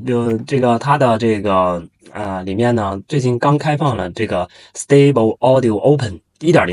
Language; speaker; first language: Chinese; native; Chinese